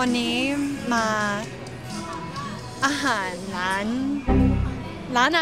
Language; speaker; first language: Thai; non-native, learner; Cantonese